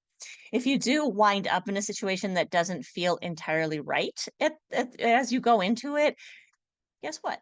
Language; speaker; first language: English; native; English